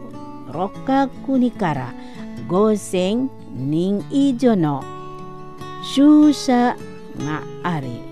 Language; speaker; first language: Japanese; non-native, fluent; Indonesian